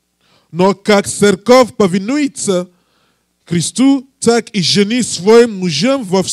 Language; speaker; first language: Russian; non-native, learner; English